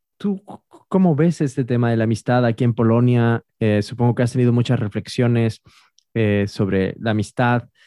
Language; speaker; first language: Spanish; native; Spanish